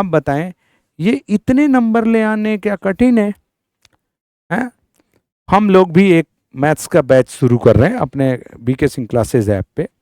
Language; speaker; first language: Hindi; native; Hindi